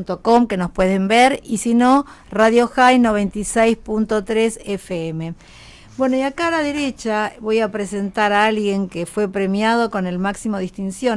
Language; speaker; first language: Spanish; native; Spanish